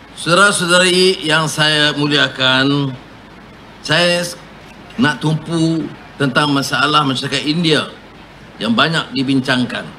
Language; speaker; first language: Malay; native; Malay